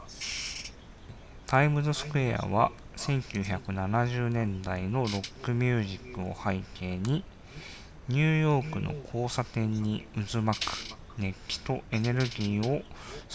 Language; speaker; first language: Japanese; native; Japanese